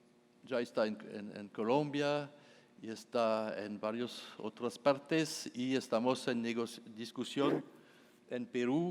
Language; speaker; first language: Spanish; non-native, fluent; French